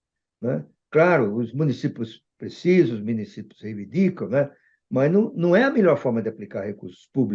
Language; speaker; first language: Portuguese; native; Portuguese